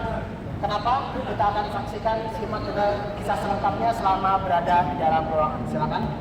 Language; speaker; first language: Indonesian; native; Indonesian